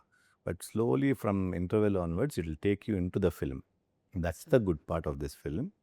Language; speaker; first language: Telugu; native; Telugu